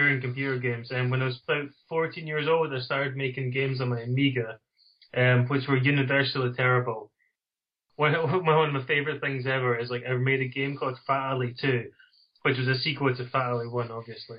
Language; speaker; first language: English; native; English